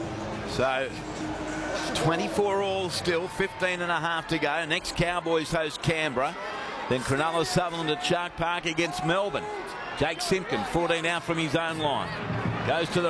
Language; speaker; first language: English; native; English